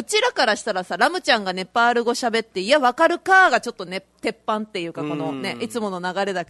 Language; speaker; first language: Japanese; native; Japanese